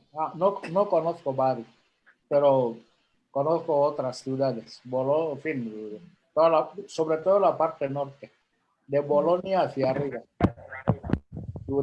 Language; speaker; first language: Spanish; non-native, local second language; Fang